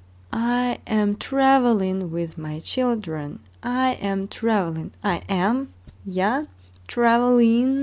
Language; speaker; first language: English; non-native, fluent; Russian